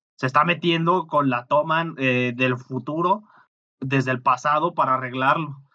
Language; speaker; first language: Spanish; native; Spanish